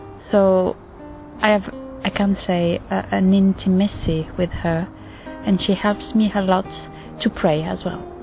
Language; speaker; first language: English; non-native, fluent; French